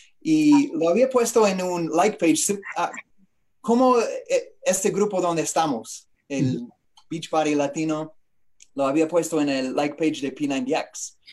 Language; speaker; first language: Spanish; non-native, learner; English